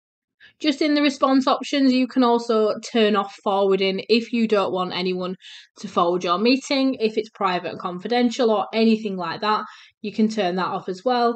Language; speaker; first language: English; native; English